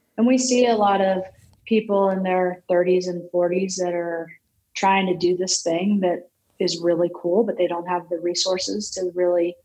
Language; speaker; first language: English; native; English